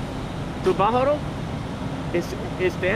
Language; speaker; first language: Spanish; non-native, learner; English